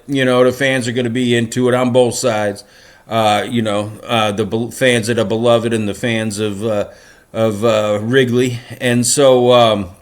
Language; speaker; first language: English; native; English